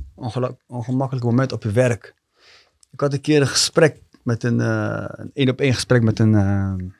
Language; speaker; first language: Dutch; early bilingual, other home language; Tigrinya